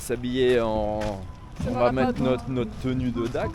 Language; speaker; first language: French; native; French